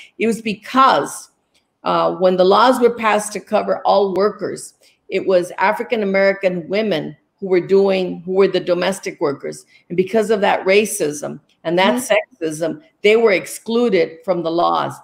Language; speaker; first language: English; early bilingual, other home language; Spanish